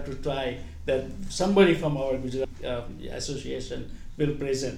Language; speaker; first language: English; non-native, local second language; Gujarati